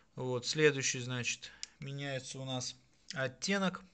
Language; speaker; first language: Russian; native; Russian